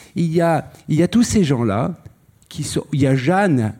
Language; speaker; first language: French; native; French